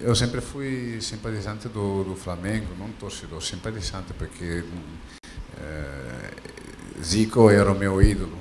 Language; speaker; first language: Portuguese; non-native, fluent; Dutch